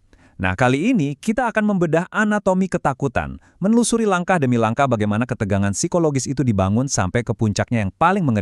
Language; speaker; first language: Indonesian; native; Indonesian